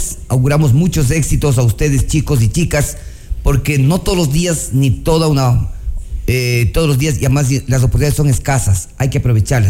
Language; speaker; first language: Spanish; native; Spanish